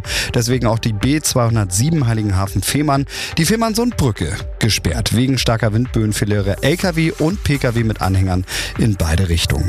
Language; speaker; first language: German; native; German